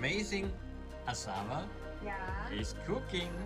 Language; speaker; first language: English; non-native, fluent; German